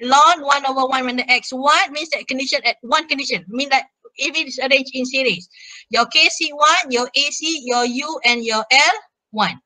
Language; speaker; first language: English; non-native, local second language; Malay